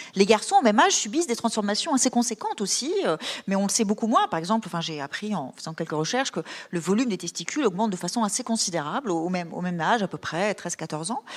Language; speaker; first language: French; native; French